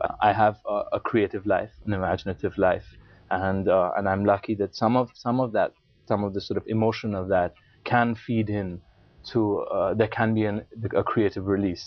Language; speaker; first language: English; non-native, local second language; Urdu